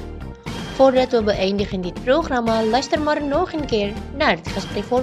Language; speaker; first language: Dutch; non-native, fluent; Indonesian